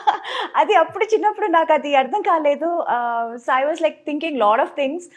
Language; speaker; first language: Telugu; non-native, local second language; Tamil